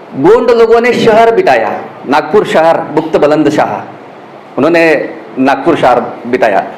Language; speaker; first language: Hindi; non-native, local second language; Gondi